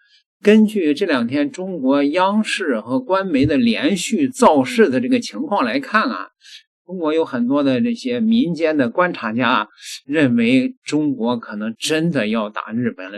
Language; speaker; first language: Chinese; native; Chinese